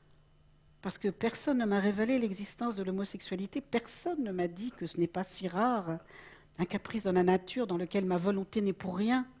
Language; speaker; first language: French; native; French